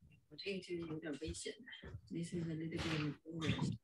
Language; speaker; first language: English; non-native, fluent; Chinese